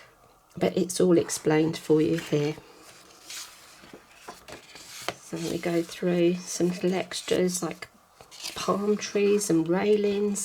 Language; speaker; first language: English; native; English